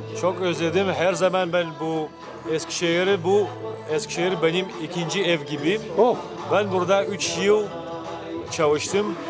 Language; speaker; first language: Turkish; non-native, learner; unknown